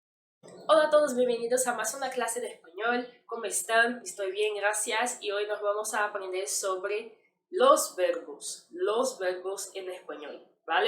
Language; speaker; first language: Spanish; non-native, fluent; Portuguese